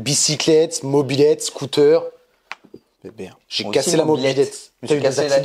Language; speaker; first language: French; native; French